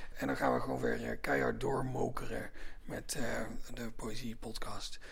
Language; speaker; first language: Dutch; native; Dutch